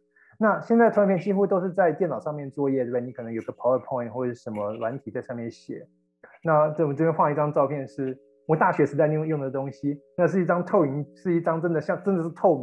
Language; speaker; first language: Chinese; native; Chinese